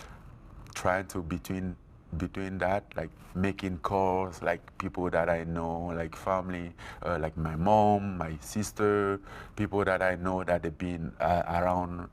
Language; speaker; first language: English; non-native, fluent; French